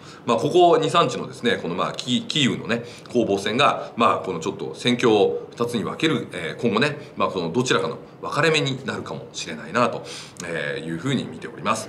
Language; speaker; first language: Japanese; native; Japanese